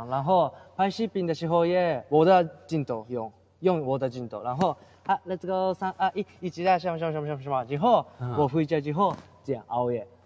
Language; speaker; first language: Chinese; non-native, learner; Japanese